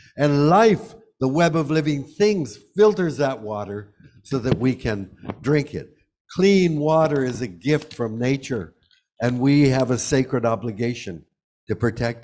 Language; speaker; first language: English; native; English